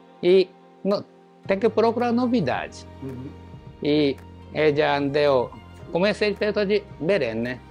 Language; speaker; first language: Portuguese; non-native, learner; Japanese